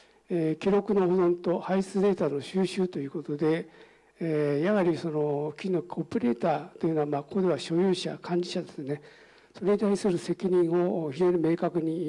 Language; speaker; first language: Japanese; native; Japanese